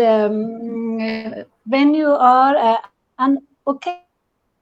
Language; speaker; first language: English; non-native, learner; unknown